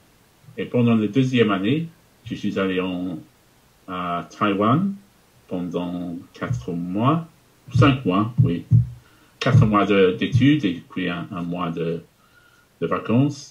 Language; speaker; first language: French; non-native, fluent; English